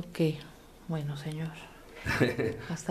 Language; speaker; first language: Spanish; native; Spanish